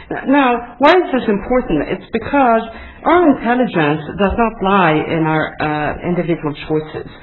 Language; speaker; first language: English; non-native, fluent; Swedish